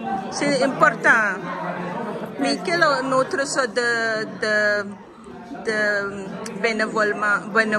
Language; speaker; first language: French; non-native, learner; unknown